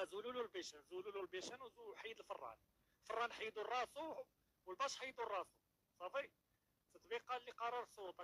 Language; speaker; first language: Arabic; native; Arabic